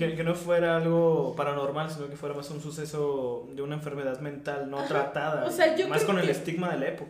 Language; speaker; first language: Spanish; native; Spanish